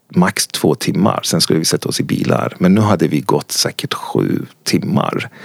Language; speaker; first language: Swedish; non-native, fluent; Persian